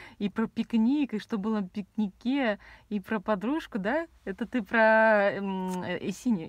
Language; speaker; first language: Russian; native; Russian